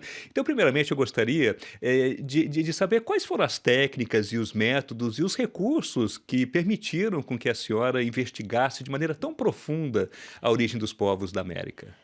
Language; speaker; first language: Portuguese; native; Portuguese